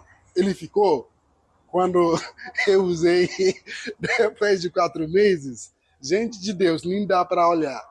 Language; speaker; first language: Portuguese; non-native, learner; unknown